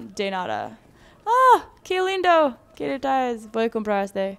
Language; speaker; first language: Spanish; non-native, learner; English